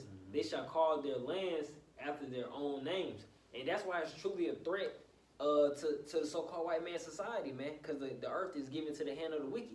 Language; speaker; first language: English; native; English